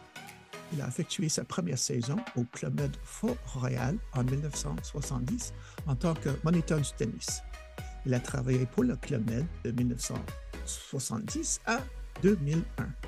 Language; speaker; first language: French; non-native, fluent; English